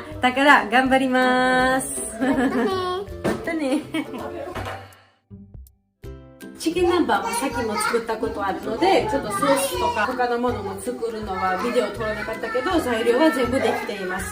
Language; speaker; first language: Japanese; non-native, fluent; Georgian